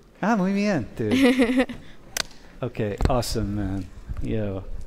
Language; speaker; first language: Spanish; non-native, fluent; English